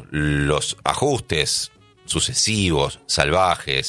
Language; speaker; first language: Spanish; native; Spanish